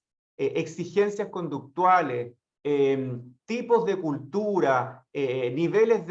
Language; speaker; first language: Spanish; native; Spanish